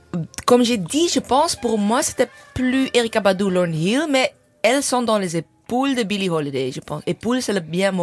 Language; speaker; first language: French; non-native, learner; English